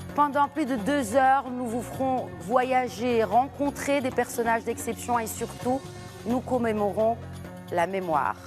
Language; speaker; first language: French; non-native, local second language; Arabic